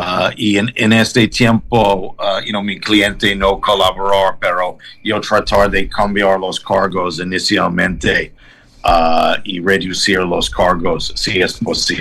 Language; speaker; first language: Spanish; non-native, learner; English